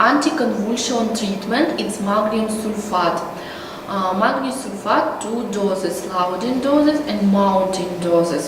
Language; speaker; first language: English; non-native, learner; Russian